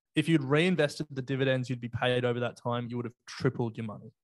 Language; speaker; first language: English; native; English